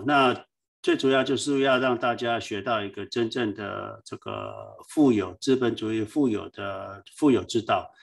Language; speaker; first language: Chinese; native; Chinese